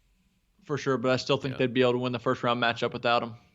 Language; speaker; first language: English; native; English